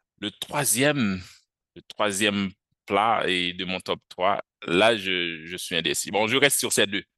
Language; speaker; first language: French; non-native, local second language; Haitian Creole